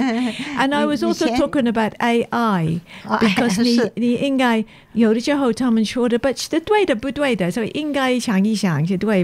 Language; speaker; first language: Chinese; non-native, learner; English